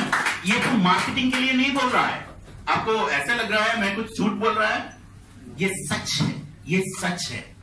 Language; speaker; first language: Hindi; non-native, fluent; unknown